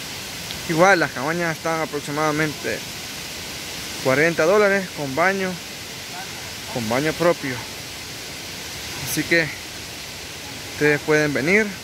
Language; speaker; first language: Spanish; native; Spanish